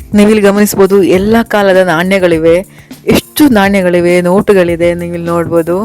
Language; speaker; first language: Kannada; non-native, local second language; Tulu